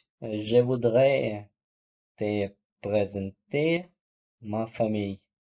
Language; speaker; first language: French; non-native, learner; Russian